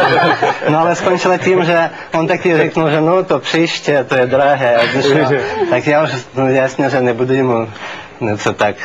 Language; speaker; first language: Czech; non-native, learner; Russian